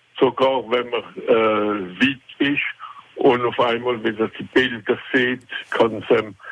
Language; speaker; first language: German; non-native, local second language; French